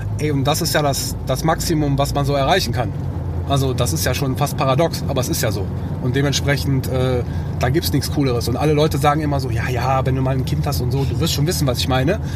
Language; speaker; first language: German; early bilingual, other home language; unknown